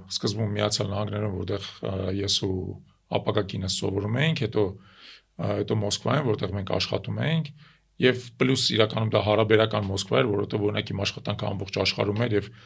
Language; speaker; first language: Armenian; native; Armenian